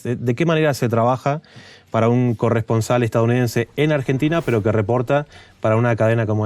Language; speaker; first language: Spanish; native; Spanish